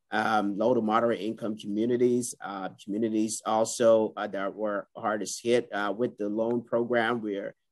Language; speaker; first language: English; native; English